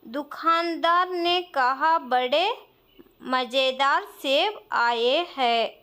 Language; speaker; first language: Hindi; non-native, local second language; Kannada